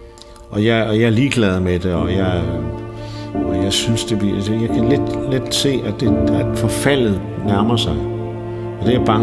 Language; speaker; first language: Danish; native; Danish